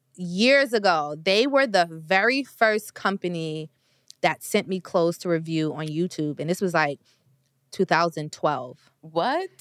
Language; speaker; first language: English; native; English